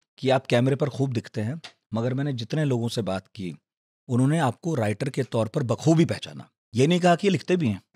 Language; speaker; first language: Hindi; native; Hindi